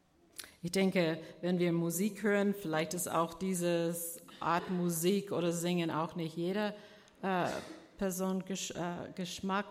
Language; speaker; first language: German; non-native, fluent; English